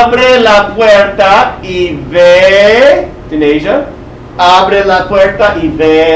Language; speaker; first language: Spanish; non-native, fluent; English